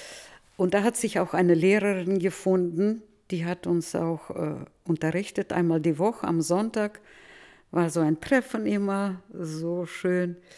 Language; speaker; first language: German; early bilingual, heritage; Russian